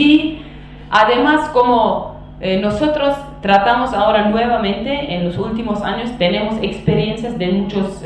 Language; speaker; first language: Spanish; non-native, fluent; Kurdish